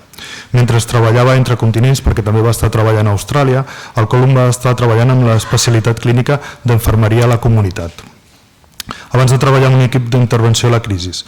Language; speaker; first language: Catalan; native; Catalan